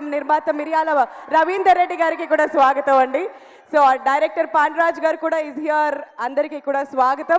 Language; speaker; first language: Telugu; native; Telugu